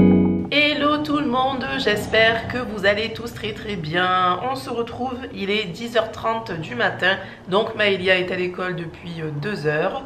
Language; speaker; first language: French; native; French